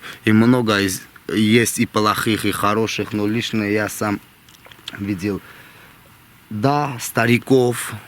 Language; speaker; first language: Russian; non-native, local second language; Armenian